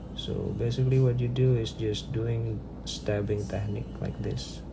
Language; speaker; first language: English; non-native, fluent; Indonesian